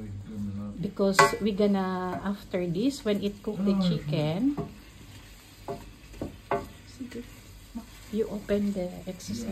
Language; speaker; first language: English; non-native, learner; Filipino